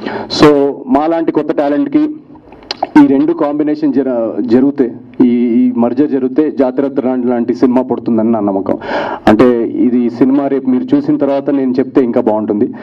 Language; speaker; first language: Telugu; native; Telugu